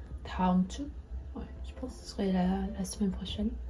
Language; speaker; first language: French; non-native, fluent; Korean